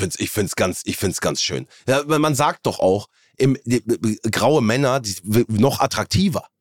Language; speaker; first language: German; native; German